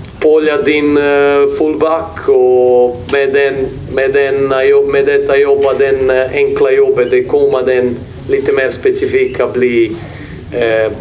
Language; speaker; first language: Swedish; non-native, fluent; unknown